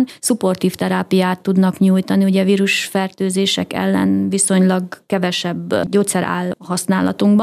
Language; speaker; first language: Hungarian; native; Hungarian